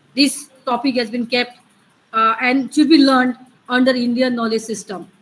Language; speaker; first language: English; non-native, local second language; Marathi